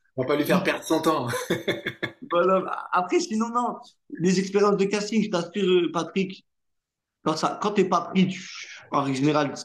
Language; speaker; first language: French; non-native, local second language; Arabic